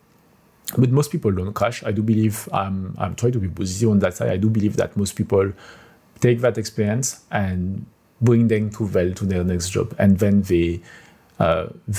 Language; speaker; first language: English; non-native, fluent; French